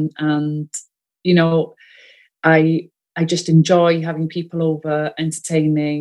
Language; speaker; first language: English; non-native, local second language; Welsh